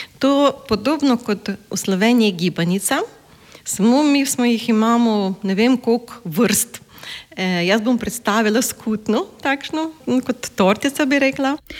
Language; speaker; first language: Slovenian; non-native, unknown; Ukrainian